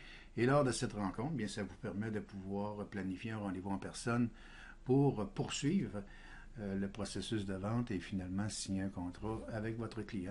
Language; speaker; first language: French; native; French